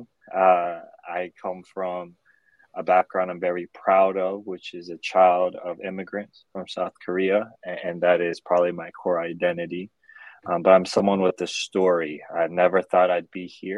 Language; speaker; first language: English; native; English